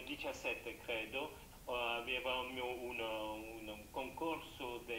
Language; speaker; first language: Italian; non-native, learner; French